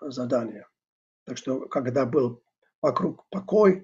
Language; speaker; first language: Russian; non-native, fluent; Finnish